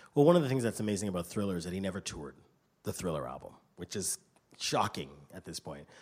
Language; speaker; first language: English; native; English